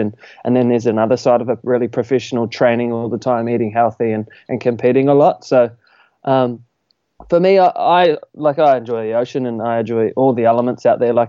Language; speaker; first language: English; native; English